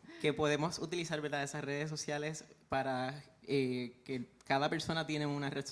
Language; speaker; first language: Spanish; native; Spanish